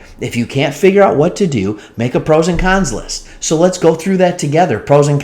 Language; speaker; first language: English; native; English